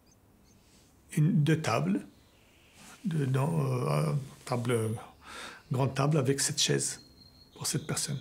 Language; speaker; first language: French; non-native, fluent; Persian